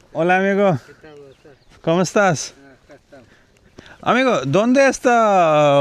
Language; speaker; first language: Spanish; non-native, learner; Hindi